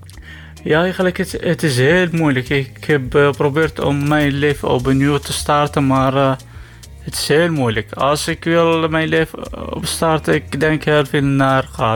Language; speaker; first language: Dutch; non-native, learner; Arabic